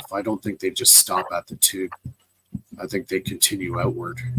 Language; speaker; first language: English; native; English